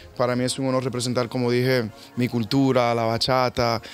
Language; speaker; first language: Spanish; early bilingual, heritage; Spanish